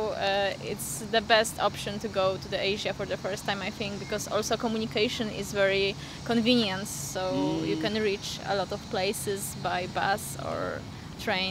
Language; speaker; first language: English; non-native, fluent; Polish